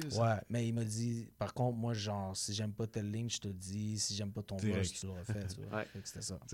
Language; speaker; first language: French; native; French